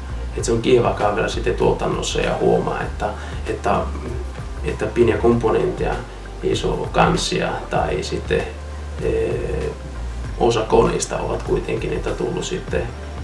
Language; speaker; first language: Finnish; non-native, fluent; Italian